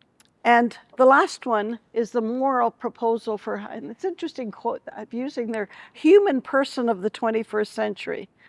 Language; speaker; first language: English; early bilingual, other home language; Ukrainian